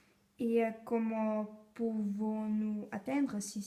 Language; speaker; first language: French; non-native, learner; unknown